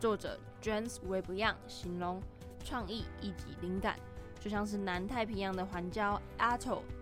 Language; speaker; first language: Chinese; native; Chinese